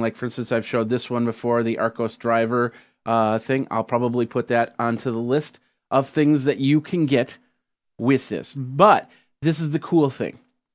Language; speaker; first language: English; native; English